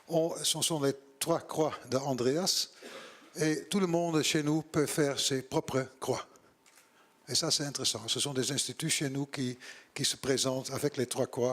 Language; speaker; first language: French; non-native, learner; Dutch